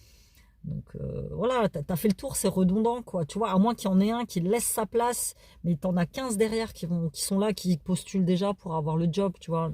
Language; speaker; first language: French; native; French